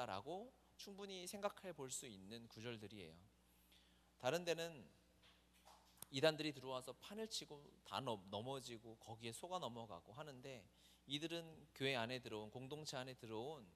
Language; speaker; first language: Korean; native; Korean